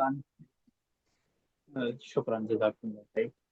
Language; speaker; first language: Arabic; non-native, fluent; Urdu